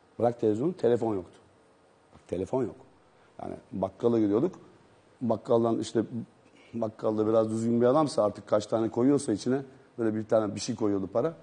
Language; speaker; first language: Turkish; native; Turkish